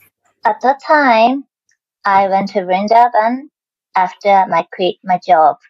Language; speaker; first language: English; non-native, learner; Japanese